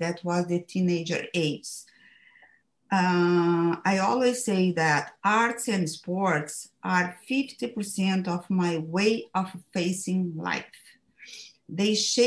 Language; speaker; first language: English; non-native, fluent; Portuguese